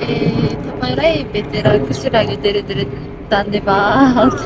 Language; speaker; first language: Nepali; non-native, learner; Japanese